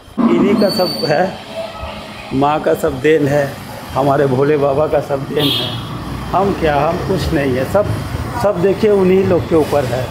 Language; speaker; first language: Hindi; native; Hindi